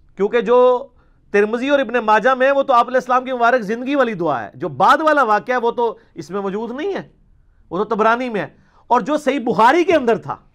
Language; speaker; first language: Urdu; non-native, local second language; Punjabi